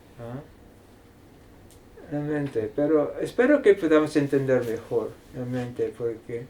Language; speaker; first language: Spanish; non-native, fluent; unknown